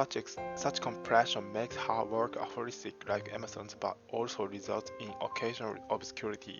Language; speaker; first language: English; non-native, fluent; Japanese